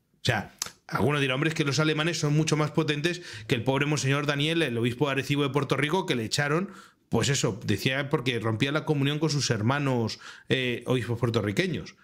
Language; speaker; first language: Spanish; native; Spanish